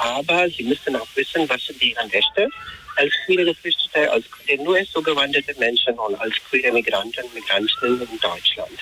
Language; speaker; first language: German; non-native, fluent; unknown